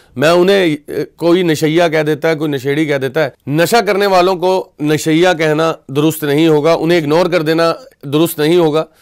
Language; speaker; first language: Hindi; non-native, local second language; Punjabi